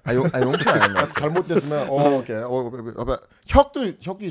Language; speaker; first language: Korean; early bilingual, heritage; Korean